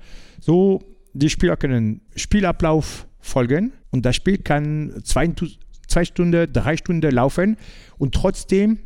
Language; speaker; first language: German; non-native, learner; French